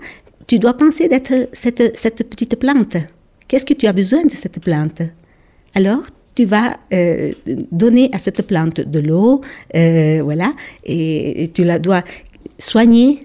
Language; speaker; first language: French; non-native, local second language; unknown